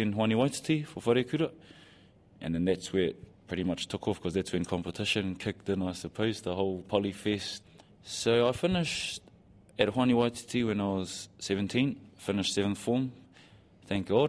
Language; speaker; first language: English; native; English